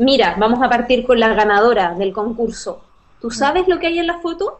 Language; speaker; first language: Spanish; native; Spanish